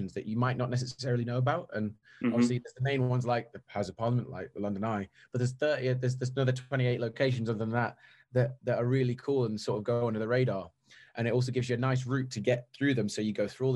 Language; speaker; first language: English; native; English